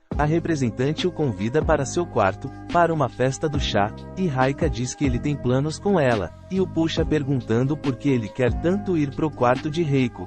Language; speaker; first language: Portuguese; native; Portuguese